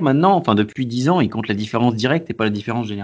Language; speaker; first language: French; native; French